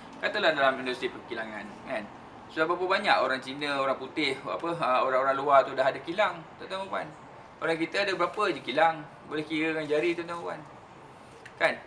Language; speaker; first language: Malay; native; Malay